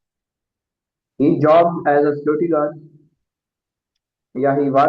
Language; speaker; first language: English; non-native, learner; Urdu